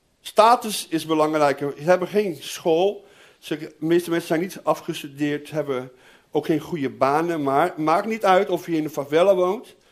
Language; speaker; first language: Dutch; non-native, fluent; Portuguese